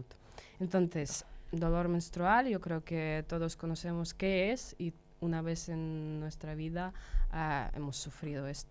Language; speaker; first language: Spanish; non-native, fluent; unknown